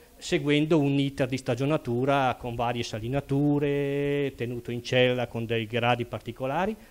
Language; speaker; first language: Italian; native; Italian